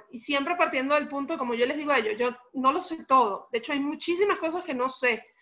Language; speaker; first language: Spanish; native; Spanish